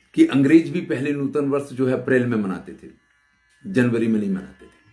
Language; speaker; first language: Hindi; native; Hindi